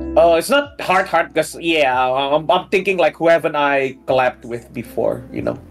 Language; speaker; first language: English; early bilingual, other home language; Indonesian